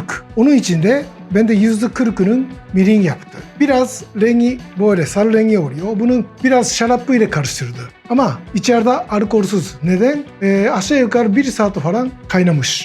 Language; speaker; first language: Turkish; non-native, learner; Japanese